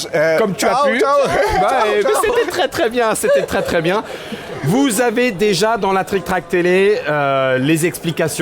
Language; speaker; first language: French; native; French